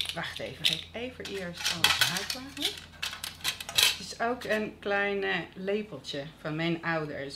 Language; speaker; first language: Dutch; non-native, fluent; Croatian